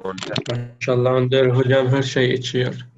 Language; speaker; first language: Turkish; non-native, learner; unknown